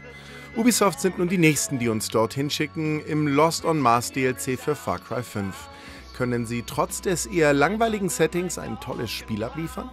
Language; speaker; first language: German; native; German